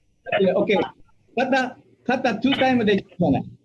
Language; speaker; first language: Japanese; native; Japanese